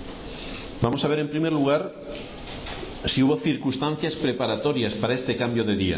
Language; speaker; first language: Spanish; native; Spanish